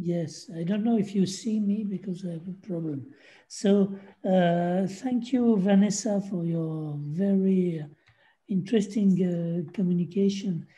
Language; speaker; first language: English; non-native, fluent; French